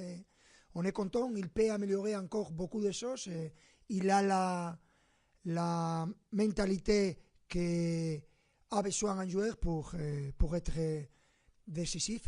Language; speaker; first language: French; non-native, fluent; Spanish